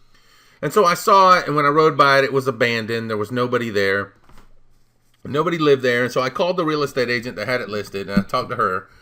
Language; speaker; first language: English; native; English